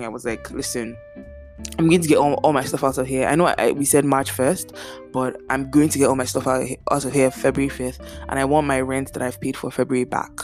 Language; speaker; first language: English; non-native, local second language; Yoruba